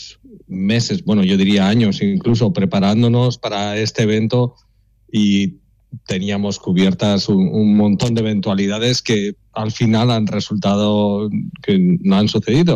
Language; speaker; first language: Spanish; native; Spanish